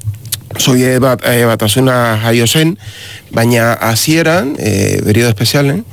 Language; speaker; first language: Basque; non-native, learner; Spanish